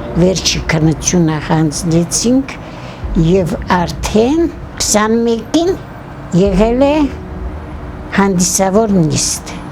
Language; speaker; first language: Armenian; native; Armenian